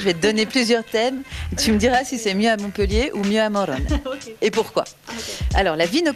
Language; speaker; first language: French; native; French